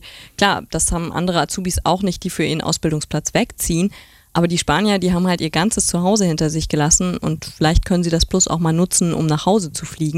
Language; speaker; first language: German; native; German